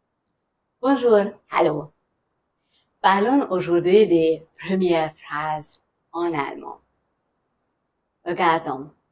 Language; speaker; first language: French; non-native, fluent; German